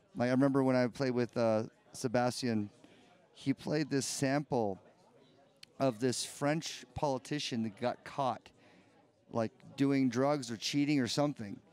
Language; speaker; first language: English; native; English